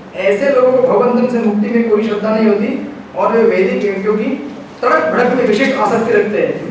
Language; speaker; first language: Hindi; non-native, local second language; Marathi